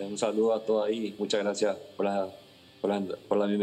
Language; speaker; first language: Spanish; native; Spanish